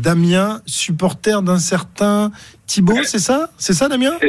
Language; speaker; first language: French; native; French